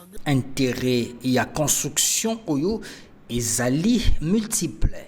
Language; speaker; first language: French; non-native, local second language; Lingala